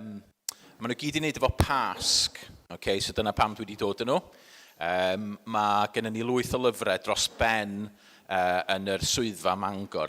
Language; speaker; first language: Welsh; native; Welsh